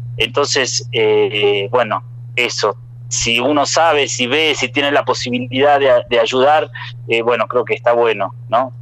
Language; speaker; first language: Spanish; native; Spanish